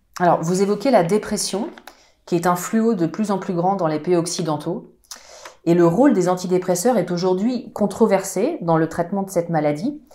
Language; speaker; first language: French; native; French